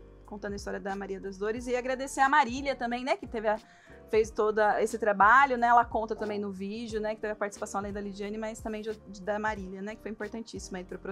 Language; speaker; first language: Portuguese; native; Portuguese